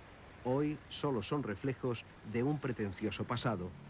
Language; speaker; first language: Spanish; native; Spanish